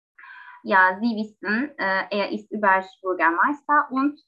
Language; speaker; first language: German; non-native, learner; Turkish